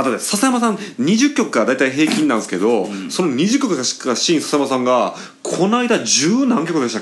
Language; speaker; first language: Japanese; native; Japanese